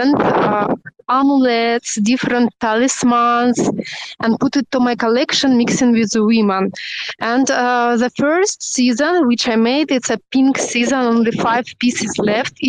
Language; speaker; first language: English; non-native, learner; Russian